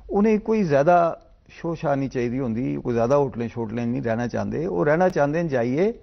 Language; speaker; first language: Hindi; non-native, local second language; Dogri